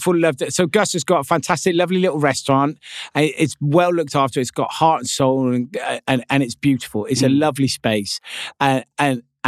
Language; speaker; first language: English; native; English